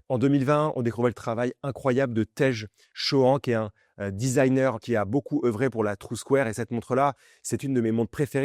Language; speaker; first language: French; native; French